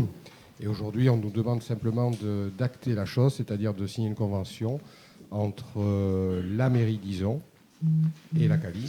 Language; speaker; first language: French; native; French